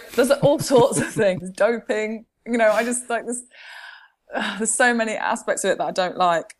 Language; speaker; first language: English; native; English